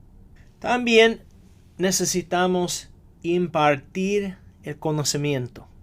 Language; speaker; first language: Spanish; non-native, fluent; English